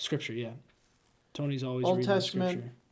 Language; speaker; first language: English; native; English